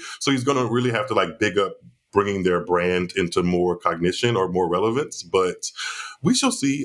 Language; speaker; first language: English; native; English